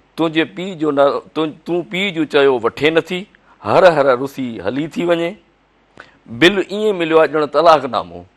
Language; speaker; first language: Sindhi; native; Sindhi